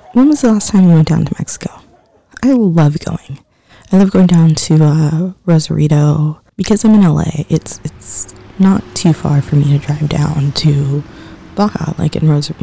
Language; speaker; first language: English; native; English